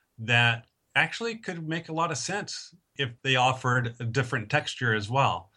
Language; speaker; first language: English; native; English